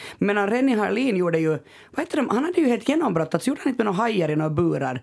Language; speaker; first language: Swedish; native; Swedish